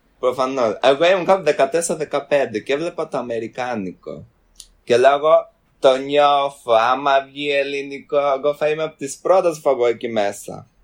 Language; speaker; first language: Greek; early bilingual, other home language; Albanian